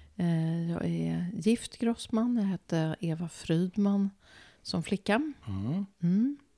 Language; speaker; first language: Swedish; early bilingual, other home language; Polish